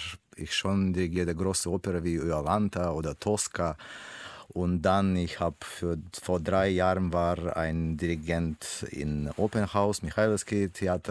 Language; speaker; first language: German; non-native, learner; Russian